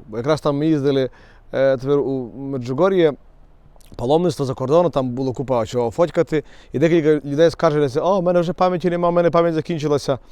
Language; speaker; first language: Ukrainian; native; Ukrainian